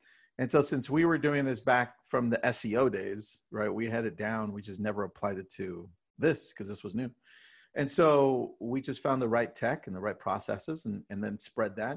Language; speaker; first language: English; native; English